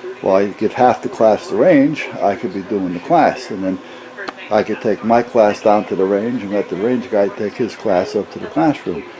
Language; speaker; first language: English; native; English